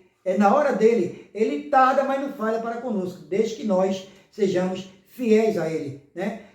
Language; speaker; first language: Portuguese; native; Portuguese